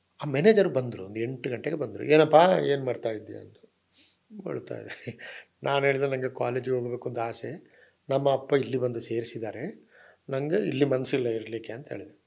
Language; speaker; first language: Kannada; native; Kannada